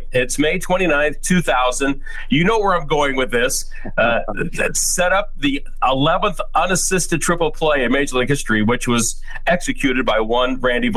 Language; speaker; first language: English; native; English